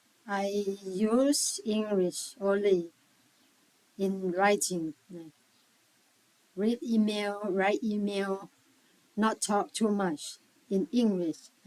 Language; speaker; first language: English; non-native, learner; Thai